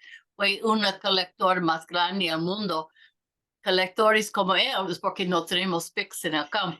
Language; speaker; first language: Spanish; non-native, learner; English